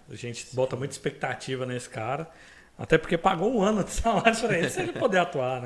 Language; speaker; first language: Portuguese; native; Portuguese